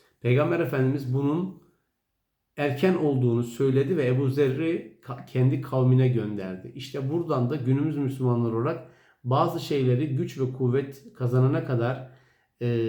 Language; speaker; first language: Turkish; native; Turkish